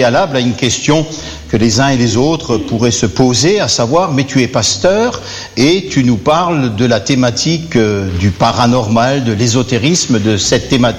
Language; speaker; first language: French; native; French